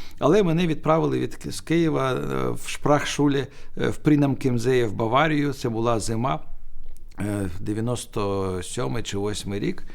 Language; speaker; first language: Ukrainian; non-native, local second language; Russian